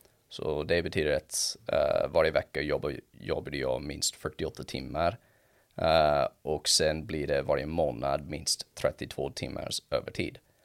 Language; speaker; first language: Swedish; non-native, fluent; English